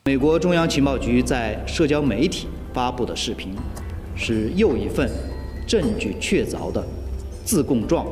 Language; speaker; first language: Chinese; native; Chinese